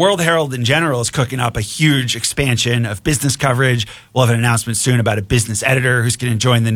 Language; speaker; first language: English; native; English